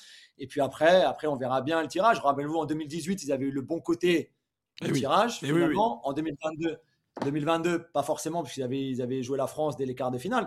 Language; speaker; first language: French; native; French